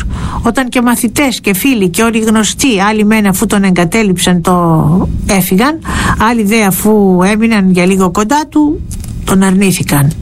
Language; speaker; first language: Greek; native; Greek